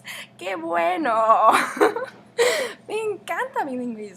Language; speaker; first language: Spanish; non-native, learner; English